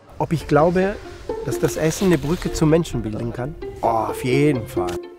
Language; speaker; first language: German; non-native, fluent; Italian